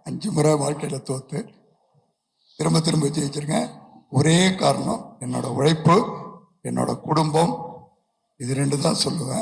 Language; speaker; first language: Tamil; native; Tamil